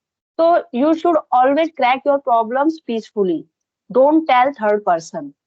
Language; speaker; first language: English; non-native, local second language; Hindi